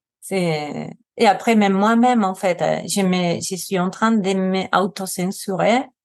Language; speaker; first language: French; non-native, fluent; Spanish